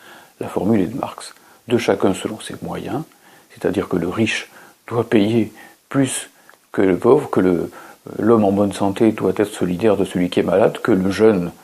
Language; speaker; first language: French; native; French